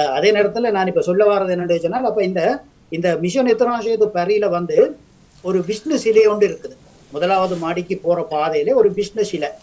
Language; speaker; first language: Tamil; native; Tamil